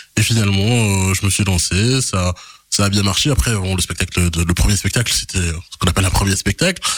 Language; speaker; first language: French; early bilingual, other home language; Lingala